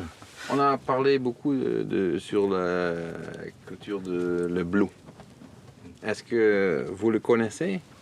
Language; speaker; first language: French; non-native, learner; Dutch